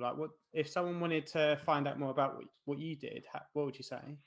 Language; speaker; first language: English; native; English